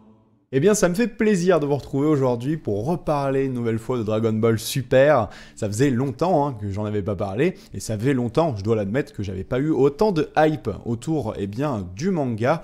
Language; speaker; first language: French; native; French